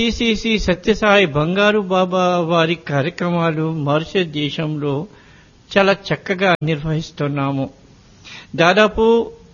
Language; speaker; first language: Telugu; non-native, fluent; Morisyen